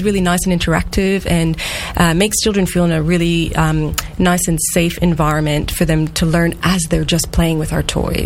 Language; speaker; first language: English; non-native, fluent; French